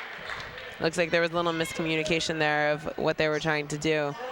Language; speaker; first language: English; native; English